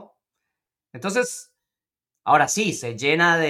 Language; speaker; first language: Spanish; native; Spanish